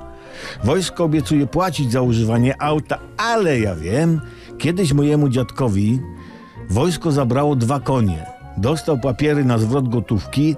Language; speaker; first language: Polish; native; Polish